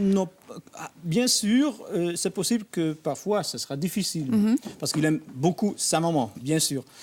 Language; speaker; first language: French; non-native, fluent; Dutch